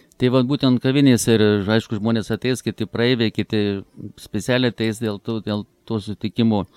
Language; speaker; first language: Lithuanian; native; Lithuanian